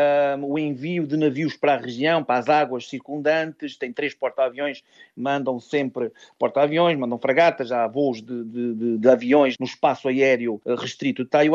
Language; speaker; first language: Portuguese; native; Portuguese